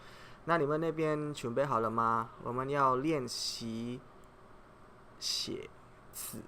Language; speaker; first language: Chinese; non-native, fluent; Indonesian